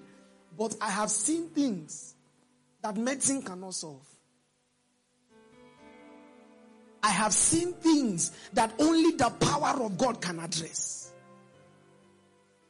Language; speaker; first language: English; non-native, local second language; Yoruba